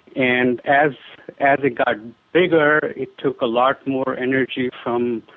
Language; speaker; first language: English; non-native, local second language; Hindi